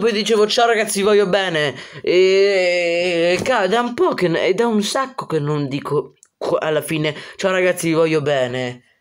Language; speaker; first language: Italian; native; Italian